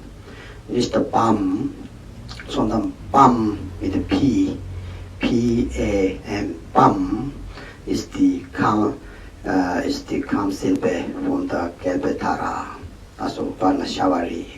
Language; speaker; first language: German; non-native, learner; Tibetan